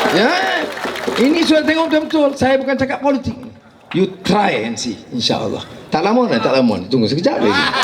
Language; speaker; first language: Malay; native; Malay